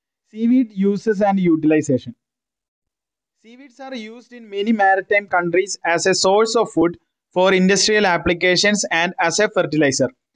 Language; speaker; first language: English; non-native, local second language; Malayalam